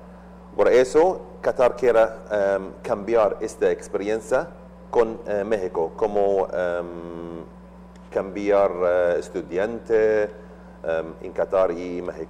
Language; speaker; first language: Spanish; non-native, learner; Arabic